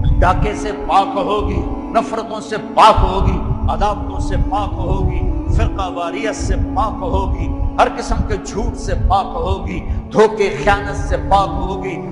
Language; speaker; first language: Urdu; non-native, local second language; Punjabi